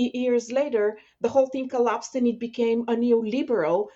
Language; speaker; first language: English; non-native, fluent; Bulgarian